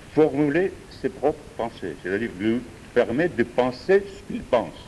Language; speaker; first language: French; non-native, fluent; Georgian